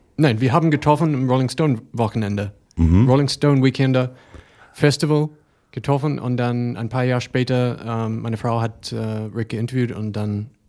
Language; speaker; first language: German; non-native, learner; English